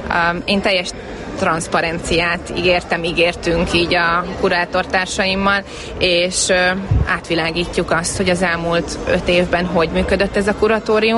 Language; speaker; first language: Hungarian; native; Hungarian